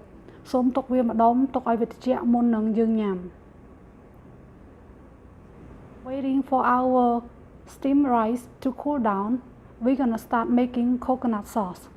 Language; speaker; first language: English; non-native, fluent; Khmer